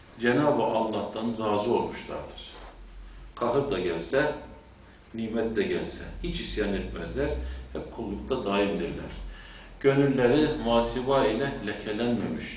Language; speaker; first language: Turkish; native; Turkish